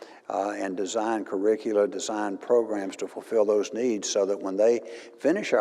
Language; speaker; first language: English; native; English